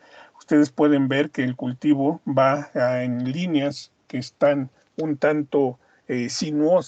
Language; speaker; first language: Spanish; native; Spanish